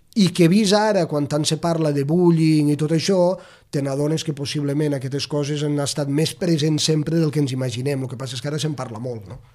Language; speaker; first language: Catalan; native; Catalan